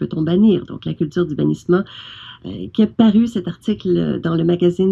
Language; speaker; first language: French; native; French